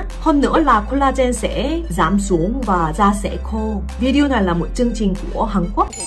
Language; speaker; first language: Vietnamese; non-native, fluent; Korean